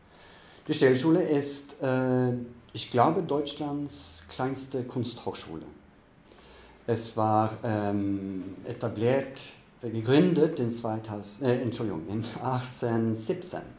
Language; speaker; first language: German; non-native, fluent; Norwegian